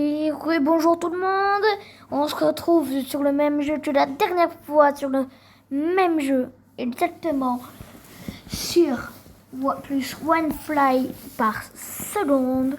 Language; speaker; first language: French; native; French